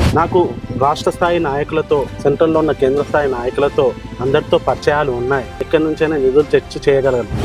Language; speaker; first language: Telugu; native; Telugu